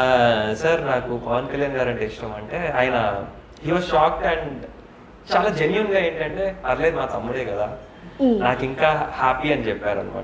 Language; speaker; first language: Telugu; native; Telugu